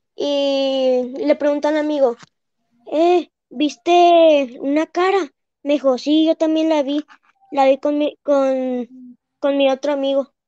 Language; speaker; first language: Spanish; native; Spanish